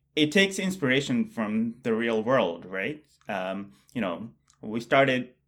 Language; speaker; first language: English; non-native, local second language; Bangla